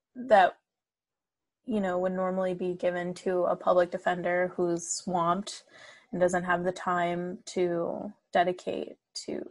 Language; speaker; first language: English; native; English